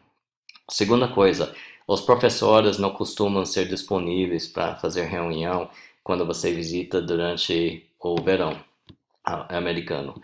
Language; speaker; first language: Portuguese; non-native, fluent; English